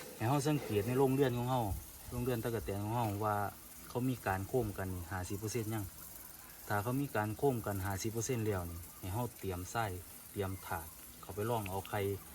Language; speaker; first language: Thai; native; Thai